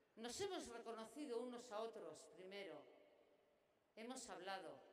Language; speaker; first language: Spanish; non-native, local second language; Basque